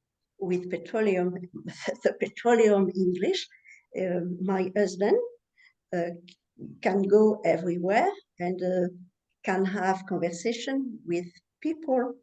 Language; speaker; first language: English; non-native, learner; French